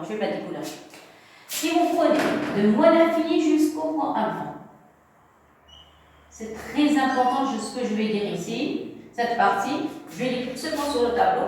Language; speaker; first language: French; non-native, local second language; Arabic